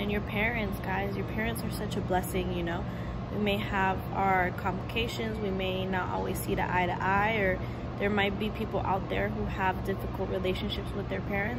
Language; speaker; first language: English; early bilingual, other home language; Spanish